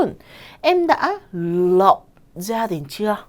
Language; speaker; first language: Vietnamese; non-native, fluent; Korean